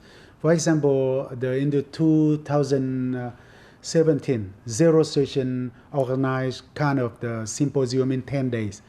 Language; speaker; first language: English; non-native, fluent; Vietnamese